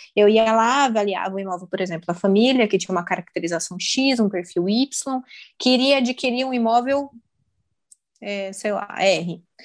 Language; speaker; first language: Portuguese; native; Portuguese